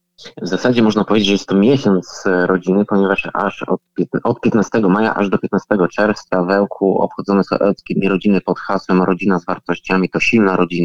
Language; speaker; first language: Polish; native; Polish